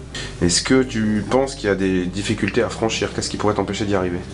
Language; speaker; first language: French; native; French